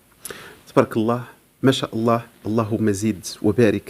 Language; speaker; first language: Arabic; native; Arabic